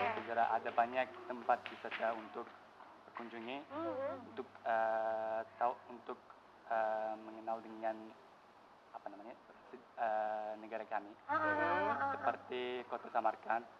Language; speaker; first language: Indonesian; non-native, learner; Uzbek